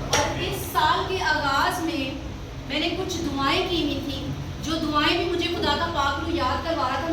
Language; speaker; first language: Urdu; native; Urdu